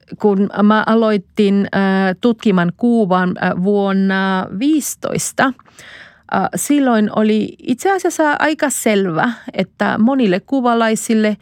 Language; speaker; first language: Finnish; non-native, fluent; Spanish